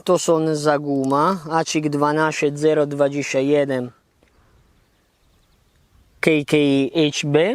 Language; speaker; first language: Polish; non-native, learner; Italian